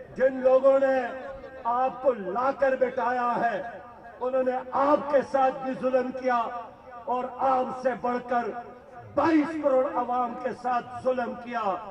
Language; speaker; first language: Urdu; non-native, local second language; Pashto